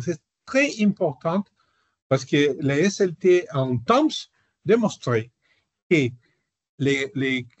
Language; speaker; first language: French; non-native, learner; Spanish